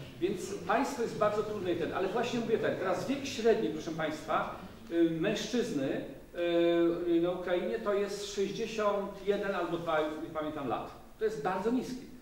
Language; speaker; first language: Polish; native; Polish